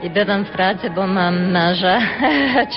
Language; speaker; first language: Polish; early bilingual, heritage; Polish